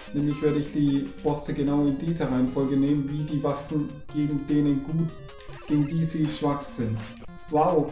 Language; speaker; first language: German; native; German